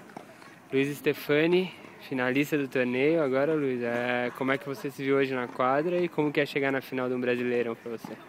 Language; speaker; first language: Portuguese; native; Portuguese